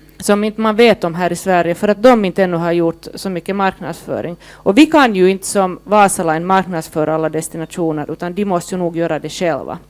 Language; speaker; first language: Swedish; native; Swedish